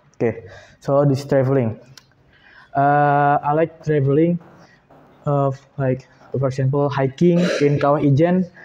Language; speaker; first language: English; non-native, learner; Indonesian